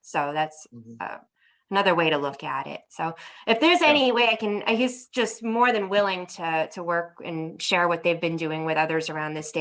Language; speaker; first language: English; native; English